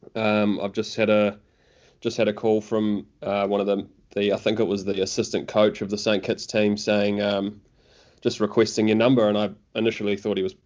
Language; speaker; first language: English; native; English